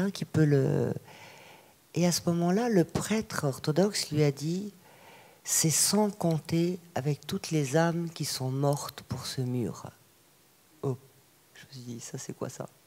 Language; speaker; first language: French; native; French